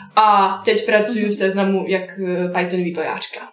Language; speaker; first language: Czech; non-native, fluent; Bosnian